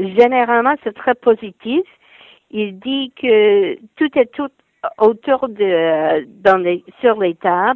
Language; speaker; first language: French; non-native, fluent; English